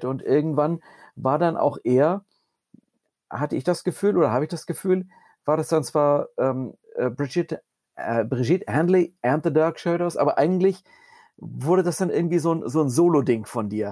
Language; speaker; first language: German; native; German